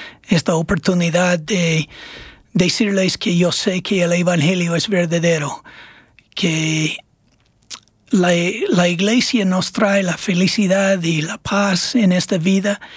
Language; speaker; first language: Spanish; non-native, fluent; English